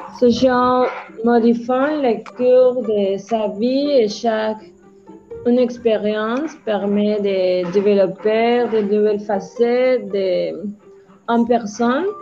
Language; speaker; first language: French; non-native, learner; Spanish